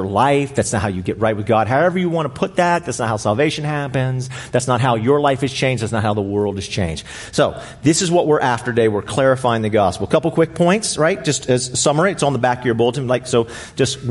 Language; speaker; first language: English; native; English